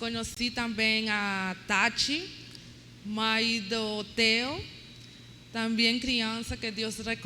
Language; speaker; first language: Portuguese; non-native, learner; Spanish